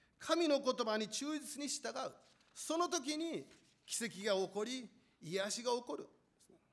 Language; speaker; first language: Japanese; non-native, fluent; Korean